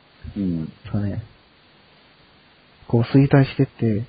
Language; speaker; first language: Japanese; native; Japanese